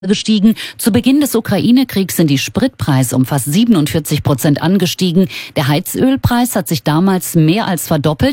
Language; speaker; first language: German; native; German